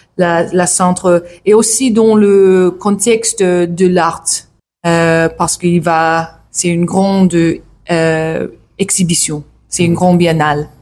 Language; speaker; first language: French; non-native, learner; English